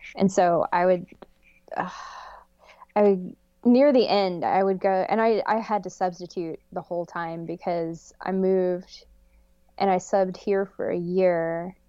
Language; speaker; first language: English; native; English